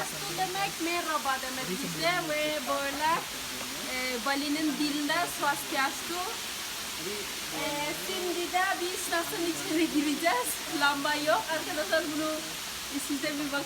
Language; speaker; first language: Turkish; non-native, learner; Indonesian